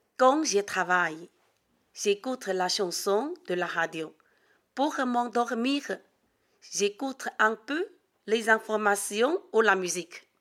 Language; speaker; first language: French; non-native, learner; Chinese